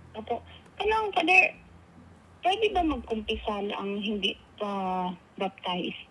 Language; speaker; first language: Filipino; non-native, local second language; Bikol